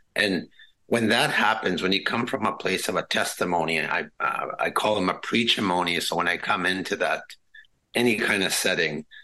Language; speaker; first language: English; non-native, fluent; Cree